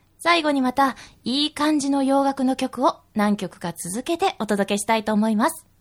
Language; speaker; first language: Japanese; native; Japanese